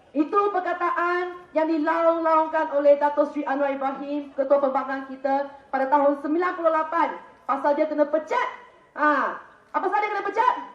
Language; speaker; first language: Malay; non-native, local second language; Chinese